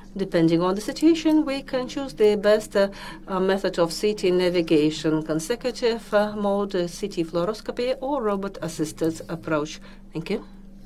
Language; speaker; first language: English; non-native, fluent; Russian